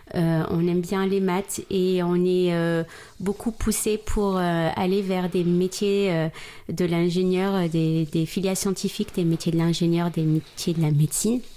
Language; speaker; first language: French; non-native, local second language; Arabic